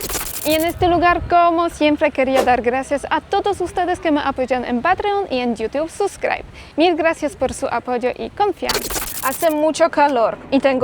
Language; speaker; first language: Spanish; non-native, fluent; Polish